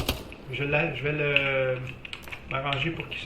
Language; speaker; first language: French; native; French